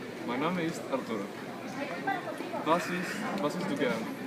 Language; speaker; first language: German; non-native, learner; Spanish